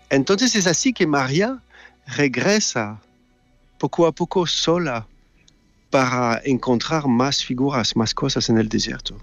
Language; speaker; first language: Spanish; non-native, fluent; French